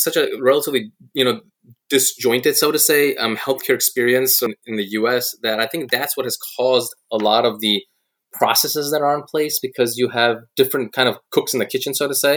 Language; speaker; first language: English; native; English